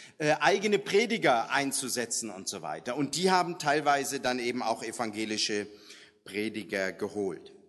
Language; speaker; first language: German; native; German